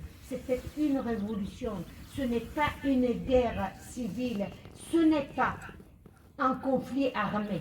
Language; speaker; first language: French; non-native, fluent; Arabic